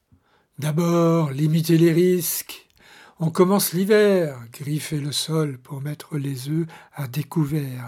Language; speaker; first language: French; native; French